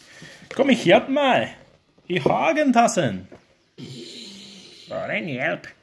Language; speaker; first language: Norwegian; non-native, learner; English